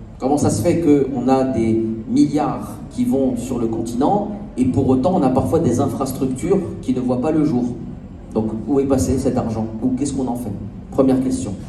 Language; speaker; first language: French; native; French